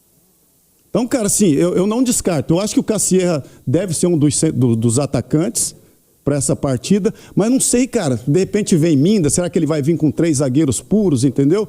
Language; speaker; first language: Portuguese; native; Portuguese